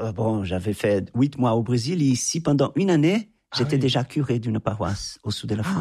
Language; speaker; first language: French; non-native, fluent; Portuguese